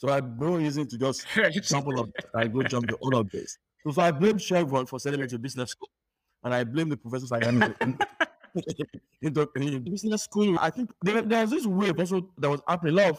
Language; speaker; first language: English; non-native, local second language; Yoruba